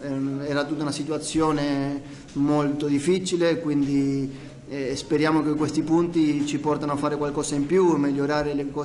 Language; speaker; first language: Italian; non-native, fluent; Spanish